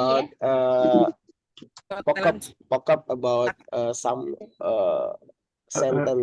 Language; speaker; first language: English; non-native, learner; Indonesian